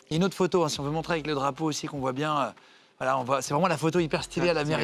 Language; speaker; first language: French; native; French